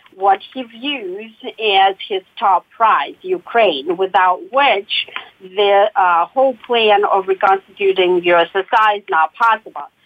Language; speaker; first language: English; non-native, fluent; Russian